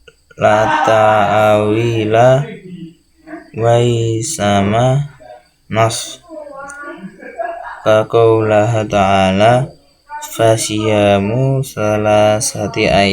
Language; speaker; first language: Arabic; non-native, learner; Indonesian